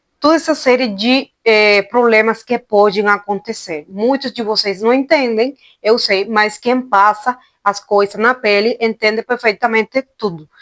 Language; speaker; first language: Portuguese; non-native, fluent; Spanish